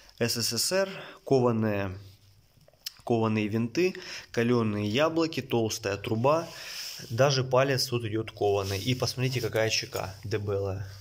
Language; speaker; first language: Russian; native; Russian